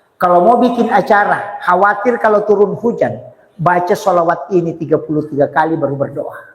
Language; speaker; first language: Indonesian; non-native, local second language; Buginese